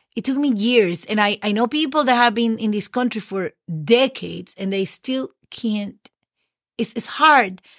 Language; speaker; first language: English; non-native, fluent; Spanish